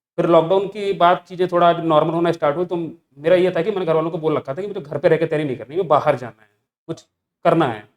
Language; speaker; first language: Hindi; native; Hindi